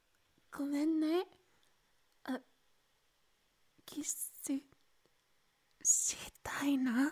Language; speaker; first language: Japanese; non-native, learner; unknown